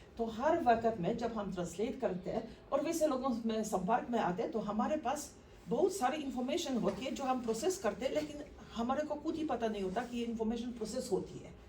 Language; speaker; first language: Hindi; non-native, fluent; Polish